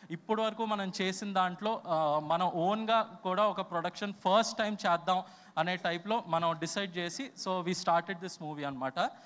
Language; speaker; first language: Telugu; native; Telugu